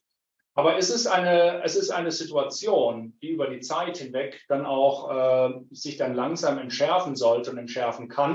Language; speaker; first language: German; native; German